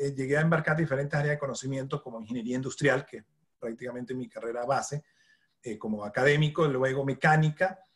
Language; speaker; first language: Spanish; native; Spanish